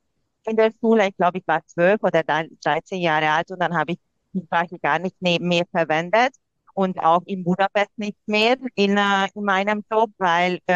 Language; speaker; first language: German; non-native, local second language; Hungarian